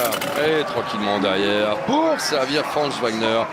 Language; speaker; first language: French; native; French